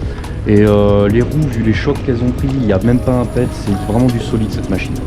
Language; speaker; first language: French; native; French